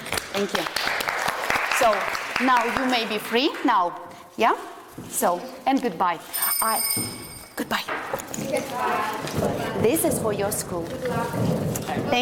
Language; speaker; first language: English; non-native, fluent; Russian